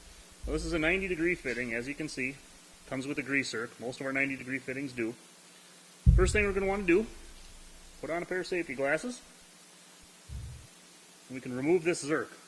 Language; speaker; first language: English; native; English